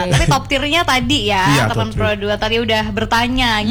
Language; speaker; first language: Indonesian; native; Indonesian